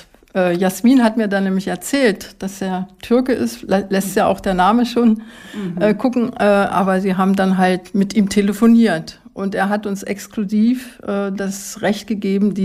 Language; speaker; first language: German; native; German